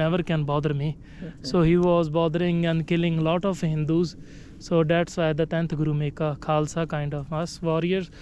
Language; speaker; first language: English; non-native, learner; Punjabi